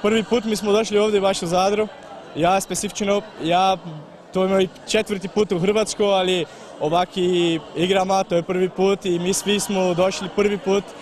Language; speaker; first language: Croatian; early bilingual, heritage; Portuguese